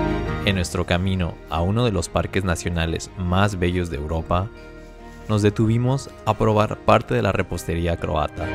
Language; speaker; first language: Spanish; native; Spanish